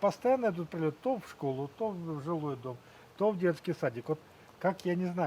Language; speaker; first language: Russian; native; Russian